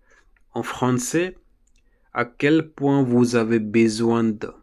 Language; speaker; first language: French; non-native, learner; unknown